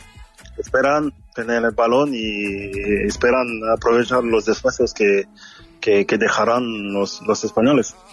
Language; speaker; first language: Spanish; non-native, fluent; French